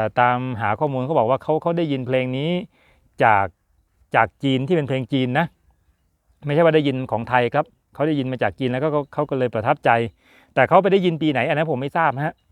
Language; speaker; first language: Thai; native; Thai